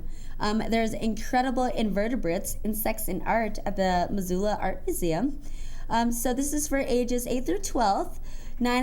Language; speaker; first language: English; native; English